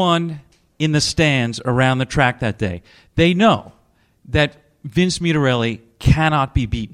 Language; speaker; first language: English; native; English